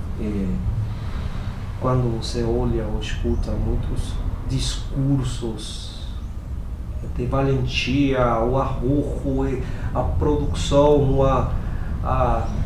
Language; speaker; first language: Portuguese; non-native, fluent; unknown